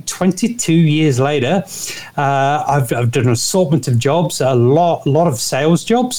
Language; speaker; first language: English; native; English